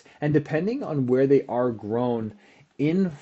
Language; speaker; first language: English; native; English